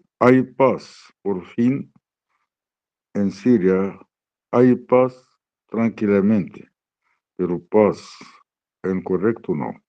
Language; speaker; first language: Spanish; non-native, learner; Arabic